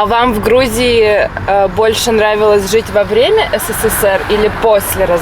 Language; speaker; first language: Russian; native; Russian